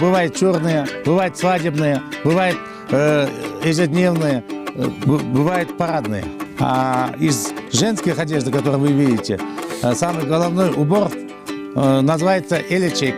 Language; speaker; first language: Russian; non-native, local second language; Kyrgyz